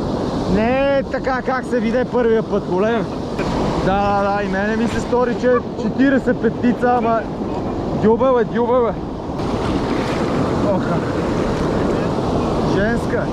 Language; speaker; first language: Bulgarian; native; Bulgarian